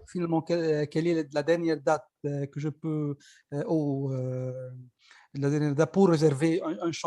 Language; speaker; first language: French; non-native, learner; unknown